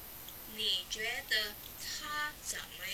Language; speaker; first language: Chinese; non-native, learner; Indonesian